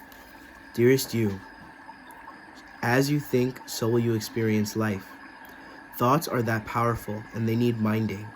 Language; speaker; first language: English; native; English